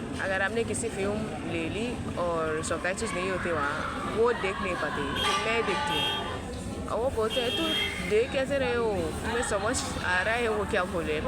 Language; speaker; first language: Hindi; non-native, fluent; Yoruba